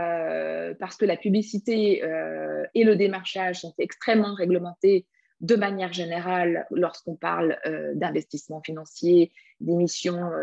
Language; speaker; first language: French; native; French